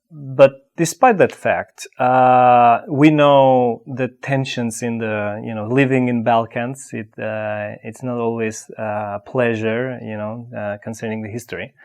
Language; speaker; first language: English; non-native, fluent; Albanian